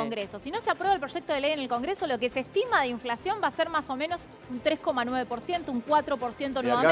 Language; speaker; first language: Spanish; native; Spanish